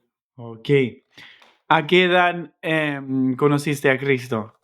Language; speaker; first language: Spanish; non-native, fluent; English